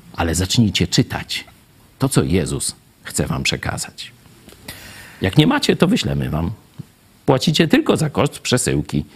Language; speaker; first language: Polish; native; Polish